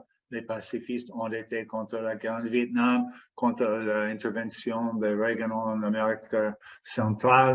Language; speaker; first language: French; non-native, fluent; English